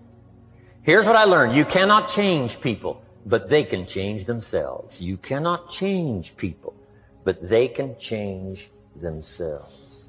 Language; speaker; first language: English; native; English